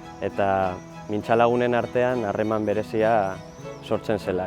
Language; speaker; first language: Basque; non-native, fluent; Spanish